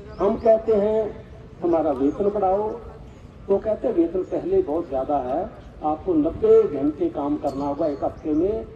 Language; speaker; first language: Hindi; non-native, local second language; Punjabi